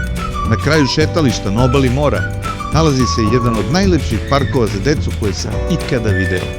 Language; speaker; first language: Serbian; native; Serbian